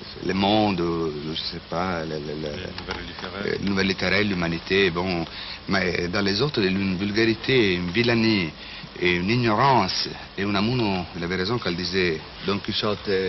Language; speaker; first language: French; non-native, fluent; Italian